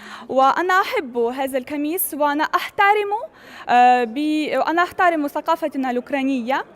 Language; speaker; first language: Arabic; non-native, fluent; Ukrainian